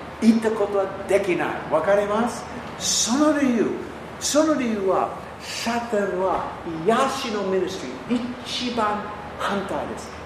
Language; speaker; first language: Japanese; non-native, learner; English